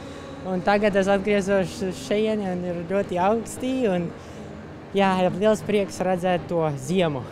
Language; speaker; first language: Latvian; non-native, local second language; Russian